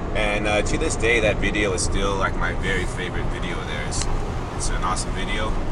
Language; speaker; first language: English; native; English